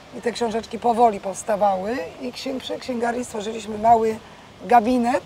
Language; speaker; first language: Polish; native; Polish